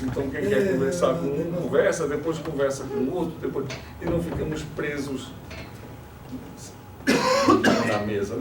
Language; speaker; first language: Portuguese; non-native, fluent; Spanish